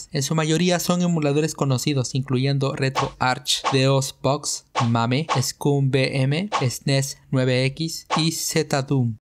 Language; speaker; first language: Spanish; native; Spanish